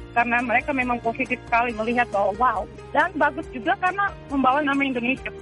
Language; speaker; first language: Indonesian; native; Indonesian